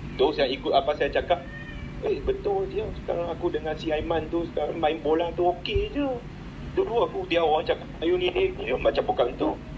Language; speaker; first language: Malay; non-native, local second language; Chinese